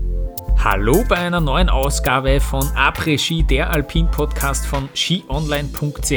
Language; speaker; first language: German; native; German